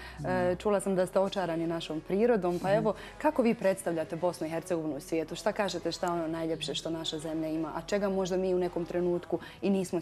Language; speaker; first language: Croatian; native; Croatian